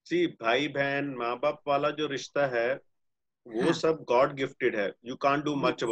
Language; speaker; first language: Hindi; native; Hindi